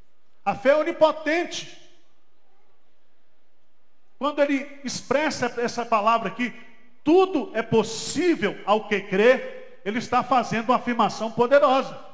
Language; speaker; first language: Portuguese; native; Portuguese